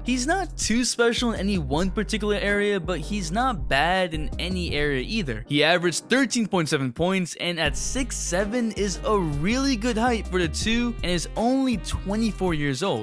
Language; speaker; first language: English; native; English